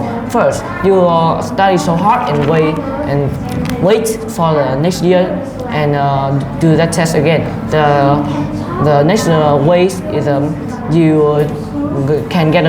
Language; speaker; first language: English; non-native, learner; Vietnamese